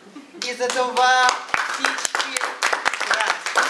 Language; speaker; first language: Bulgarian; non-native, learner; Russian